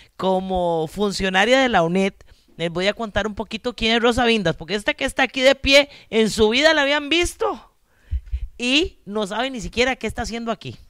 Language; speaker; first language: Spanish; native; Spanish